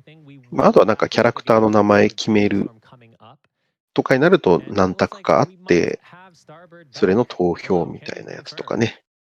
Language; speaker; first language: Japanese; native; Japanese